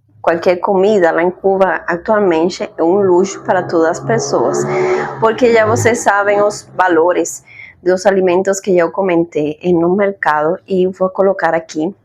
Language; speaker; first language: Portuguese; non-native, fluent; Spanish